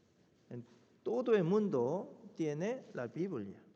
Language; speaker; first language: Spanish; non-native, fluent; Korean